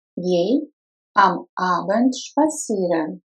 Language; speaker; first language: German; non-native, fluent; Russian